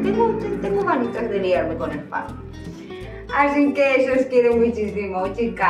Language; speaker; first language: Spanish; native; Spanish